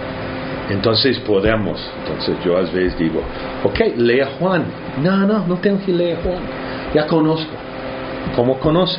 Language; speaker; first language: Spanish; early bilingual, heritage; English